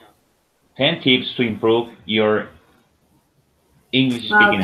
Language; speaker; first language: English; non-native, fluent; Spanish